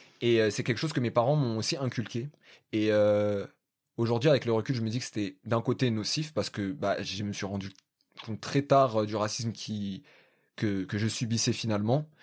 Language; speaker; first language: French; native; French